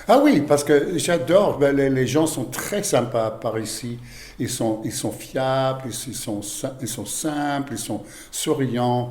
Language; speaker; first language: French; non-native, fluent; English